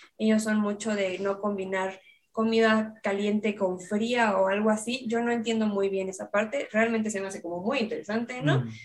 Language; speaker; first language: Spanish; native; Spanish